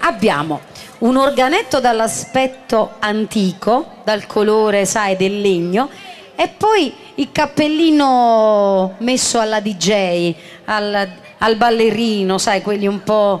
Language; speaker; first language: Italian; native; Italian